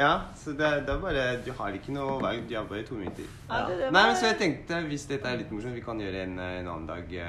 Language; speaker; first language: Norwegian; non-native, fluent; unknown